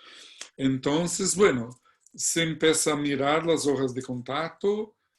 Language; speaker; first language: Spanish; non-native, fluent; Portuguese